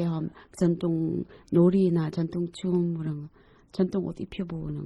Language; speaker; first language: Korean; non-native, fluent; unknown